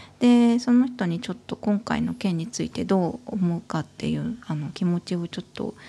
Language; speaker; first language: Japanese; native; Japanese